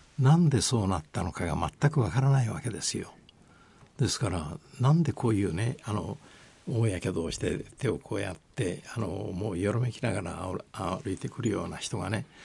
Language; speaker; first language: Japanese; native; Japanese